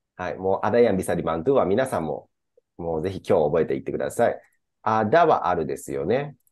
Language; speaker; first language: Japanese; native; Japanese